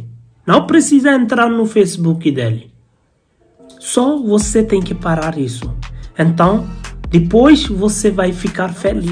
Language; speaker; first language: Portuguese; non-native, learner; Hindi